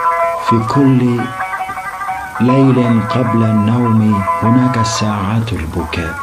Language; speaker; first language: Arabic; non-native, local second language; Kurdish